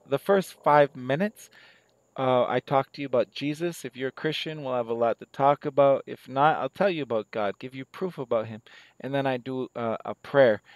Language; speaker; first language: English; native; English